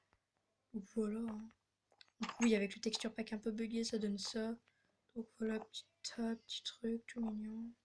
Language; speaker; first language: French; native; French